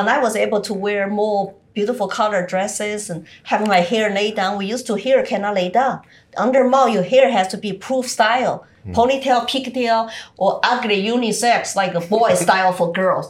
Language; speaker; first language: English; non-native, fluent; Chinese